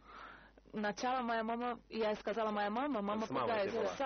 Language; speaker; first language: Russian; non-native, learner; Portuguese